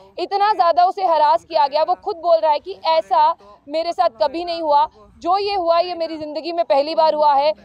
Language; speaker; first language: Hindi; native; Hindi